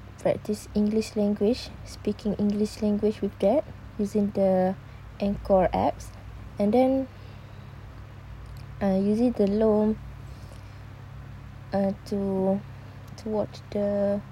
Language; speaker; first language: English; non-native, learner; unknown